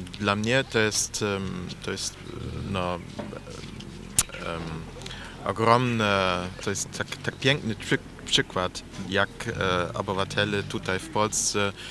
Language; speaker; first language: Polish; non-native, learner; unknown